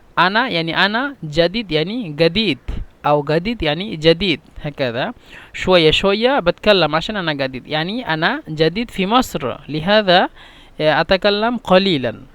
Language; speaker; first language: Egyptian Arabic; non-native, fluent; Bangla